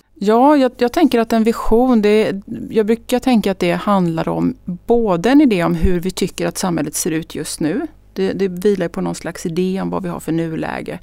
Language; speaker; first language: Swedish; native; Swedish